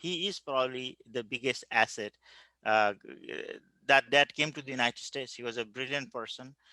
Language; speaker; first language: English; non-native, local second language; Nepali